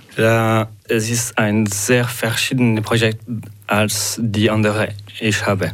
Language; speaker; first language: German; non-native, local second language; French